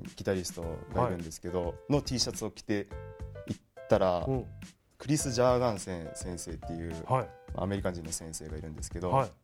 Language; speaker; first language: Japanese; native; Japanese